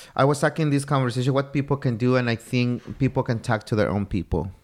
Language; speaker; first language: English; non-native, fluent; Spanish